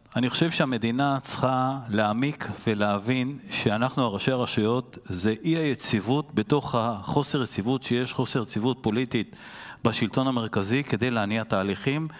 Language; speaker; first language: Hebrew; native; Hebrew